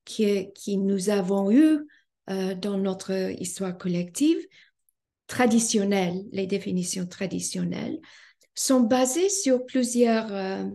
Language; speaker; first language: French; non-native, fluent; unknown